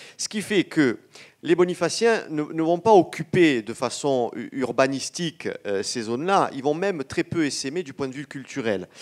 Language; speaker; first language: French; native; French